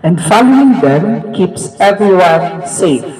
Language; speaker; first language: English; non-native, local second language; Filipino